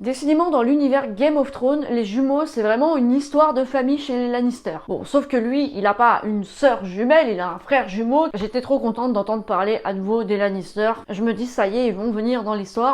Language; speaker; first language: French; native; French